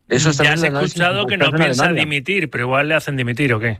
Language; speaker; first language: Spanish; native; Spanish